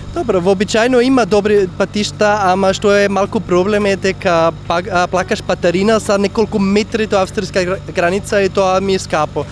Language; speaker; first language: Macedonian; non-native, learner; German